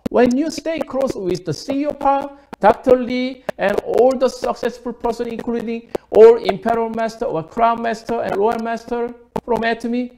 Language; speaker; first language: English; non-native, fluent; Korean